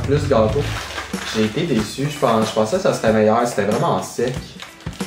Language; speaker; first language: French; native; French